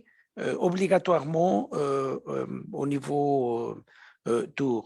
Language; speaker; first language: French; non-native, fluent; Spanish